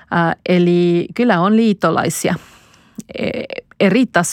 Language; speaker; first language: Finnish; non-native, fluent; Spanish